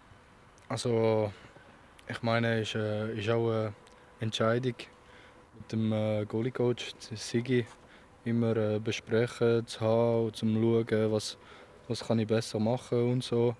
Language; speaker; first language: German; non-native, local second language; French